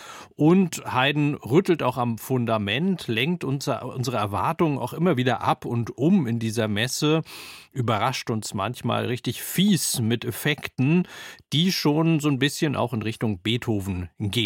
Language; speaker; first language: German; native; German